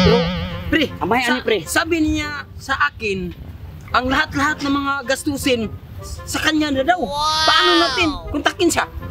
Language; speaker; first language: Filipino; non-native, local second language; Cebuano